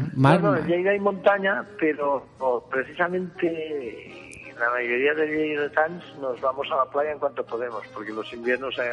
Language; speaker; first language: Spanish; native; Spanish